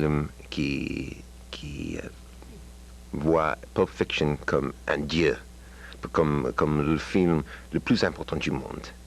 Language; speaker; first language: French; non-native, learner; English